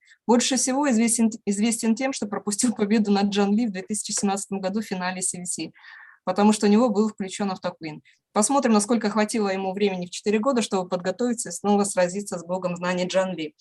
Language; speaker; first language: Russian; native; Russian